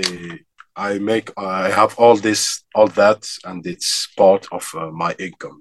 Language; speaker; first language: English; non-native, fluent; Arabic